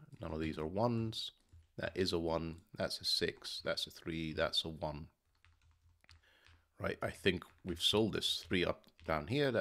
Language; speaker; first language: English; native; English